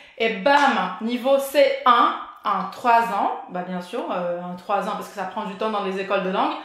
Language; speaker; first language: French; non-native, fluent; Portuguese